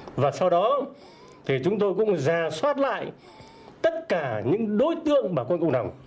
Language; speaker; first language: Vietnamese; native; Vietnamese